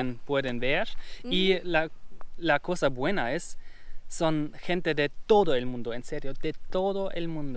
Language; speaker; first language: Spanish; non-native, learner; German